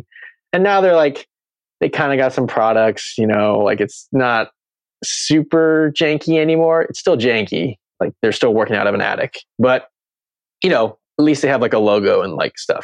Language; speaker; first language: English; native; English